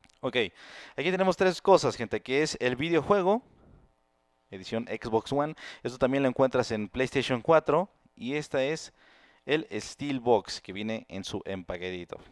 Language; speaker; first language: Spanish; native; Spanish